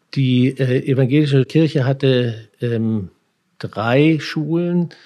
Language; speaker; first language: German; native; German